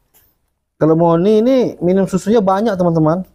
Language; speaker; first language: Indonesian; native; Indonesian